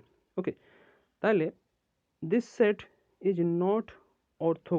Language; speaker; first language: English; non-native, local second language; Odia